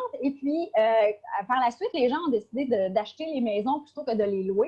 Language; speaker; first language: French; native; French